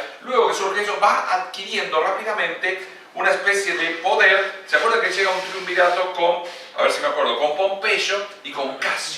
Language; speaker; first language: Spanish; native; Spanish